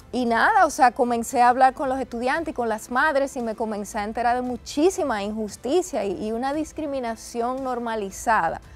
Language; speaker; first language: Spanish; native; Spanish